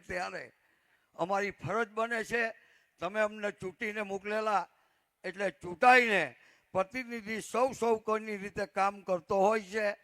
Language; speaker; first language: Gujarati; non-native, local second language; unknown